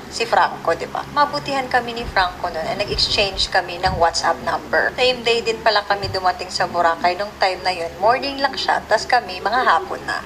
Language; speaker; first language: Filipino; non-native, local second language; Cebuano